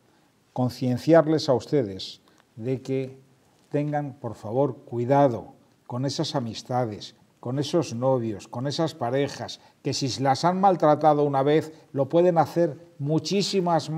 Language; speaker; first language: Spanish; native; Spanish